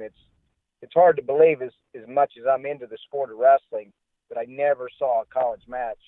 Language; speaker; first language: English; native; English